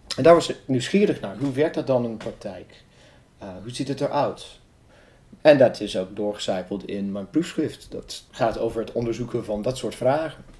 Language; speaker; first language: Dutch; non-native, fluent; English